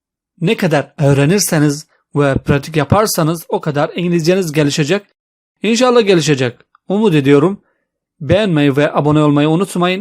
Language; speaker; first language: Turkish; non-native, fluent; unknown